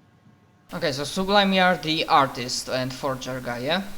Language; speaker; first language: English; non-native, fluent; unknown